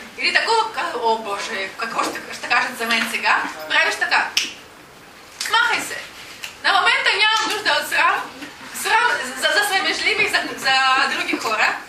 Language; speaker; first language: Bulgarian; non-native, fluent; Russian